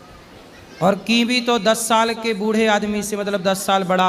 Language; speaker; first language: Hindi; native; Hindi